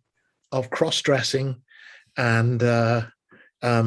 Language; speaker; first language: English; native; English